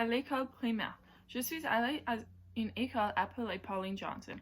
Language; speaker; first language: French; non-native, local second language; English